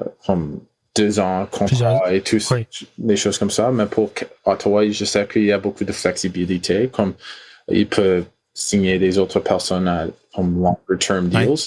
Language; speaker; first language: French; non-native, learner; English